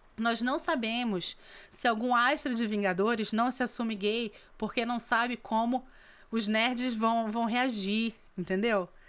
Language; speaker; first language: Portuguese; native; Portuguese